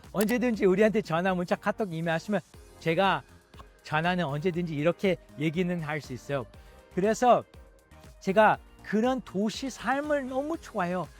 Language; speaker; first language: Korean; early bilingual, heritage; Korean